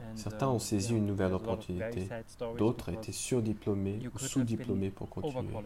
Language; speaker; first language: French; non-native, fluent; German